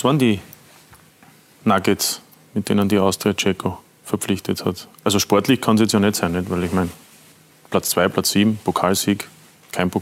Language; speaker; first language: German; native; German